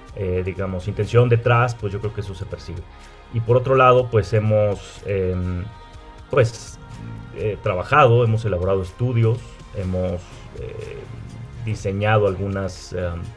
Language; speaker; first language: Spanish; native; Spanish